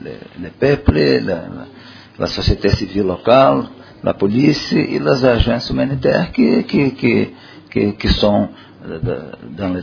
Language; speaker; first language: French; non-native, learner; Portuguese